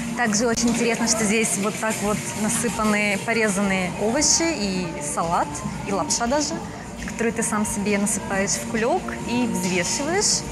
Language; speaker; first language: Russian; native; Russian